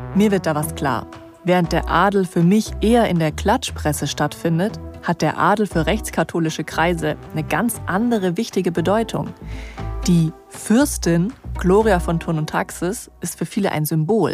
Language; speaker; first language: German; native; German